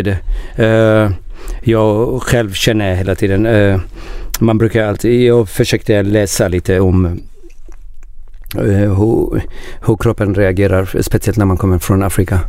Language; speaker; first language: Swedish; non-native, learner; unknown